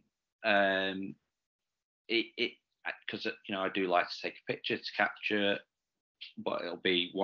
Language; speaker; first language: English; native; English